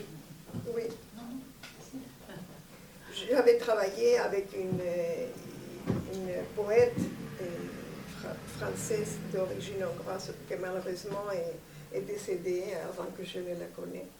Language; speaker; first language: French; non-native, fluent; Spanish